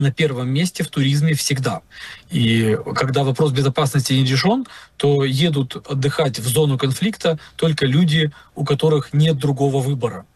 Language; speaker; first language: Russian; native; Russian